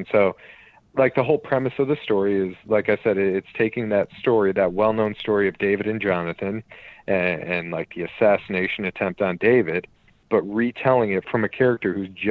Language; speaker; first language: English; native; English